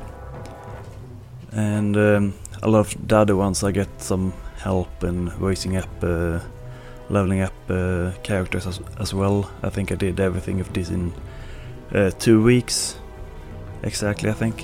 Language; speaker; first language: English; non-native, fluent; Swedish